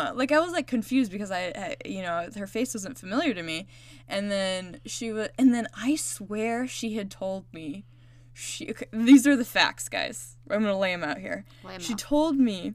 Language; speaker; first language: English; native; English